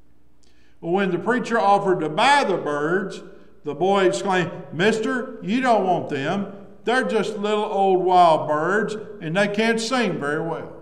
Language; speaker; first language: English; native; English